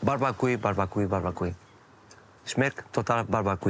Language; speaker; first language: German; non-native, learner; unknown